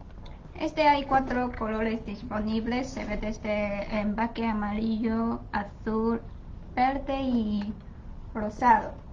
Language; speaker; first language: Spanish; non-native, learner; Chinese